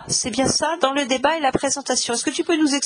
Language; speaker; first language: French; native; French